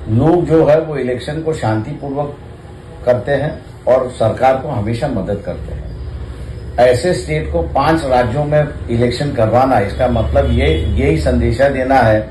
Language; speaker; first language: Hindi; non-native, local second language; Marathi